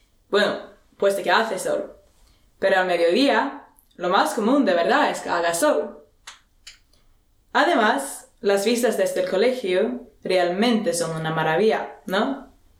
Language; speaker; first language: Spanish; non-native, fluent; Swedish